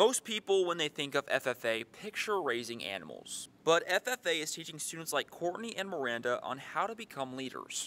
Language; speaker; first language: English; native; English